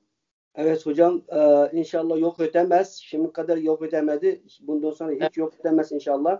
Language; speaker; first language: Turkish; early bilingual, heritage; Uyghur